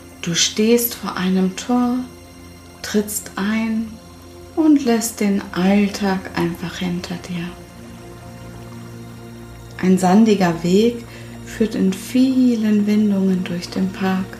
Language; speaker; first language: German; native; German